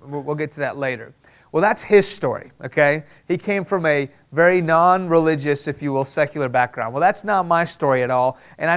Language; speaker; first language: English; early bilingual, other home language; Persian